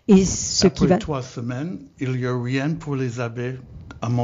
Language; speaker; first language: French; non-native, learner; English